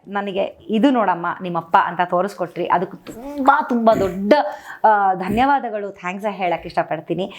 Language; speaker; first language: Kannada; native; Kannada